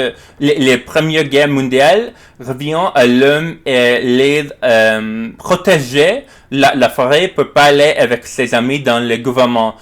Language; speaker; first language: French; non-native, learner; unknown